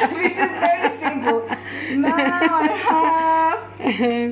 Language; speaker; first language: English; non-native, learner; Spanish